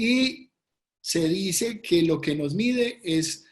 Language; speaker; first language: Spanish; native; Spanish